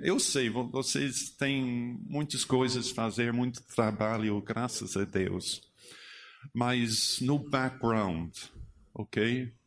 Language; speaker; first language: Portuguese; non-native, learner; English